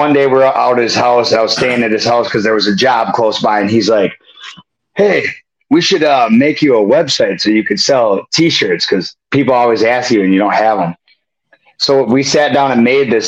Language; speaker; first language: English; native; English